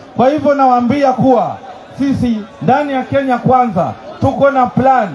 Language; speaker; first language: Swahili; native; Swahili